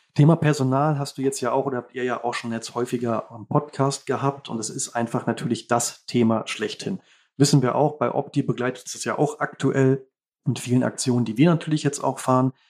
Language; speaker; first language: German; native; German